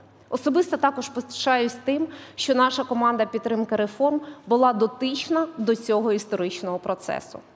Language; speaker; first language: Ukrainian; native; Ukrainian